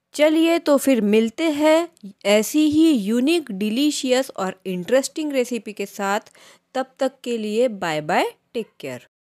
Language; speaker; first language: Hindi; non-native, local second language; Marathi